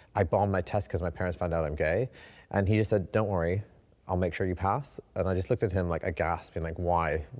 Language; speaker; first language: English; native; English